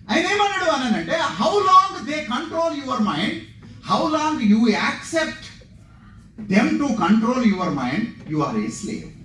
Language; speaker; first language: English; non-native, local second language; Telugu